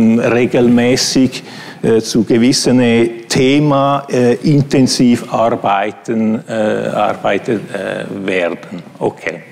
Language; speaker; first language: German; non-native, fluent; Italian